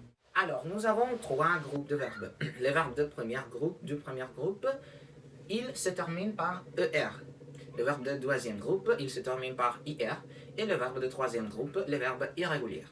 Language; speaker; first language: French; non-native, learner; Spanish